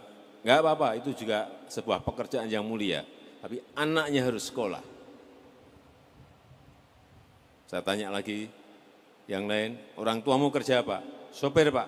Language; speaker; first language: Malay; non-native, local second language; Javanese